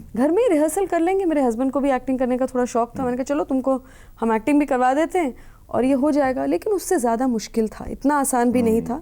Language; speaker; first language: Hindi; native; Hindi